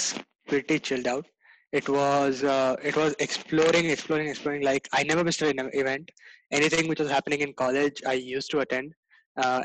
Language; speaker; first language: English; non-native, local second language; Gujarati